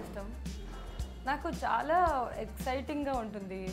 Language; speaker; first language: Telugu; non-native, learner; Kannada